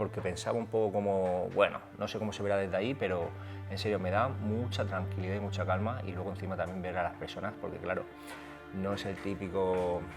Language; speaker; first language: Spanish; native; Spanish